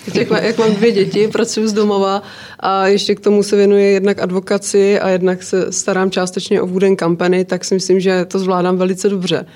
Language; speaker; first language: Czech; native; Czech